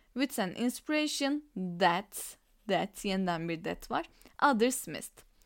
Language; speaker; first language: English; non-native, fluent; Turkish